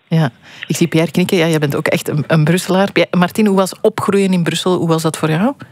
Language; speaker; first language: Dutch; native; Dutch